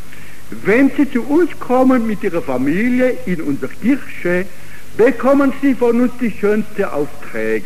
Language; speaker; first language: German; non-native, fluent; Italian